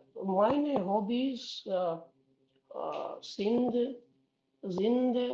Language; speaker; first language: German; non-native, learner; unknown